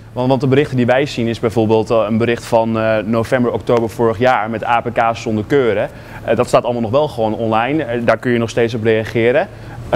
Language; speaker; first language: Dutch; native; Dutch